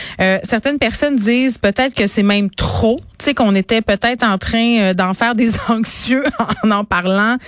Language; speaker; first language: French; native; French